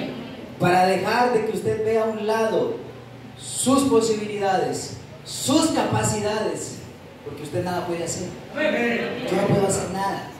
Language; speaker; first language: Spanish; native; Spanish